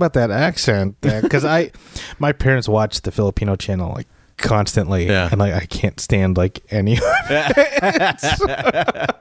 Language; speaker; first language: English; early bilingual, other home language; Filipino